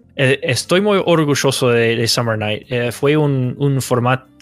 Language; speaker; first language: Spanish; non-native, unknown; English